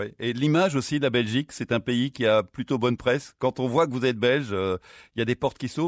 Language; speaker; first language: French; native; French